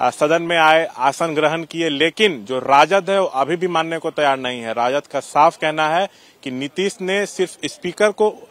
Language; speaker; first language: Hindi; native; Hindi